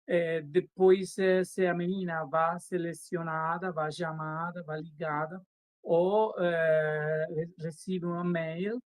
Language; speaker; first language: Portuguese; non-native, learner; Spanish